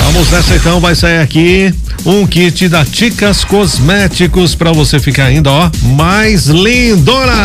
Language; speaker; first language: Portuguese; native; Portuguese